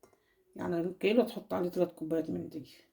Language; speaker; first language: Arabic; native; Arabic